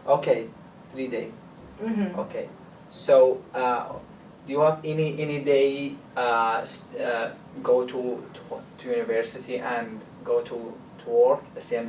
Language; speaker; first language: English; non-native, learner; Arabic